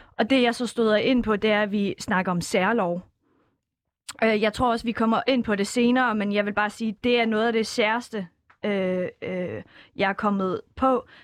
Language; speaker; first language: Danish; early bilingual, other home language; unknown